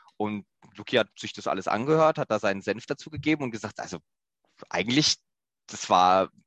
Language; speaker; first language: German; native; German